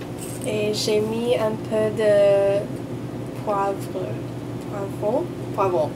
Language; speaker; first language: French; non-native, learner; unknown